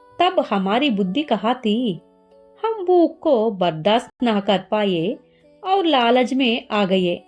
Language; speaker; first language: Hindi; non-native, learner; Telugu